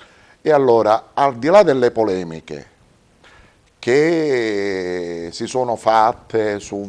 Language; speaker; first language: Italian; native; Italian